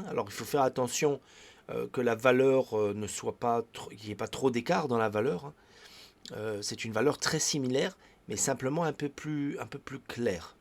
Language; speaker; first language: French; native; French